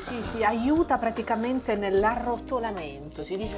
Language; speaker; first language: Italian; native; Italian